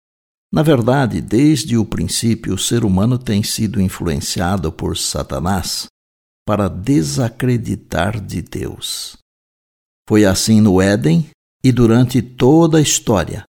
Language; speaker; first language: Portuguese; native; Portuguese